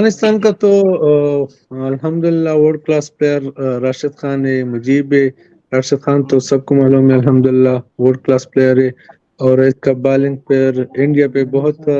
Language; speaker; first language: Hindi; non-native, fluent; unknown